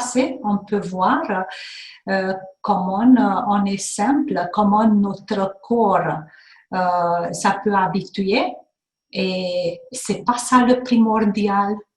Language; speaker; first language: French; non-native, fluent; Hungarian